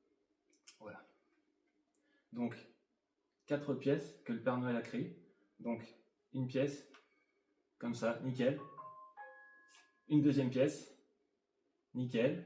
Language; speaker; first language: French; native; French